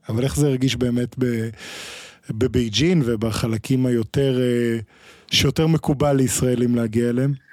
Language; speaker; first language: Hebrew; native; Hebrew